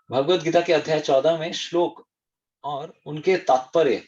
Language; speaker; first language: Hindi; non-native, local second language; Bangla